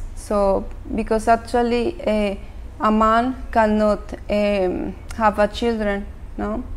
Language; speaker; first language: English; non-native, fluent; Spanish